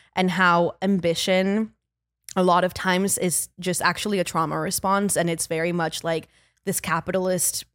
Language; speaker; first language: English; early bilingual, other home language; Spanish